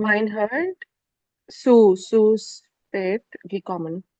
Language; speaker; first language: German; non-native, learner; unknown